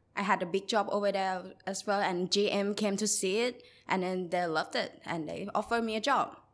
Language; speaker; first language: English; non-native, learner; Thai